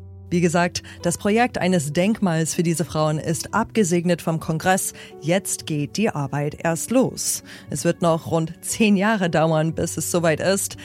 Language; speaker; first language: German; native; German